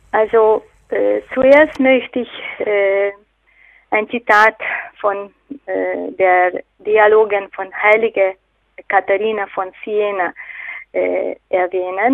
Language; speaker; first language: German; non-native, fluent; Hungarian